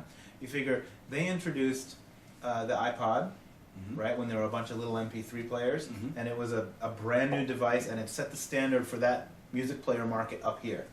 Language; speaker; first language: English; native; English